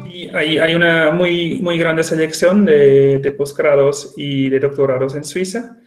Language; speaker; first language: Spanish; non-native, fluent; Swiss German